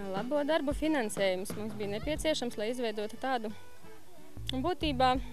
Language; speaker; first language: Latvian; native; Latvian